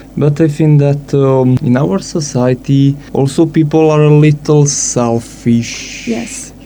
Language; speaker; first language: English; non-native, fluent; Italian